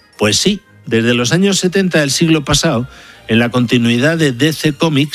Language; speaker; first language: Spanish; native; Spanish